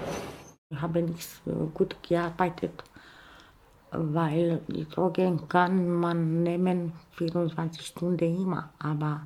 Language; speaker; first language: German; non-native, learner; Romanian